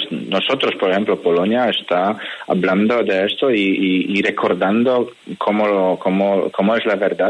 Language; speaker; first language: Spanish; non-native, fluent; Polish